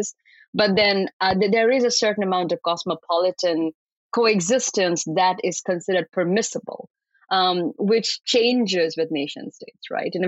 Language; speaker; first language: English; non-native, local second language; Bangla